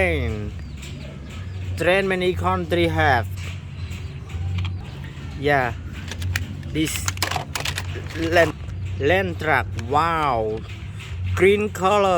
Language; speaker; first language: English; non-native, learner; Indonesian